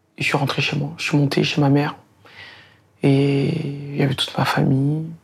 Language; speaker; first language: French; native; French